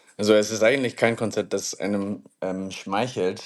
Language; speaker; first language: German; non-native, fluent; English